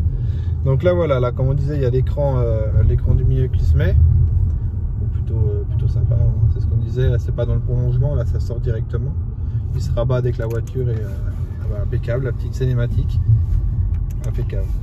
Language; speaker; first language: French; native; French